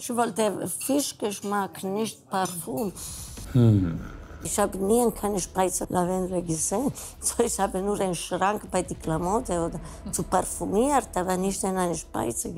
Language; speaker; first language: German; non-native, learner; Spanish